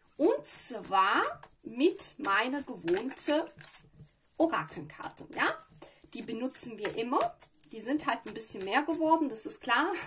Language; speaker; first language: German; non-native, fluent; Italian